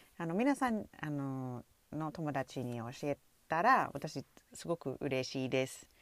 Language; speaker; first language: Japanese; non-native, fluent; English